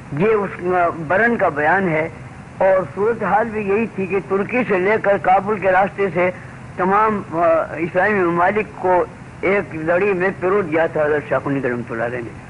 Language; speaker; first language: Urdu; native; Urdu